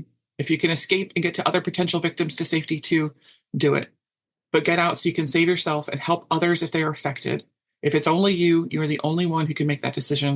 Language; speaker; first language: English; native; English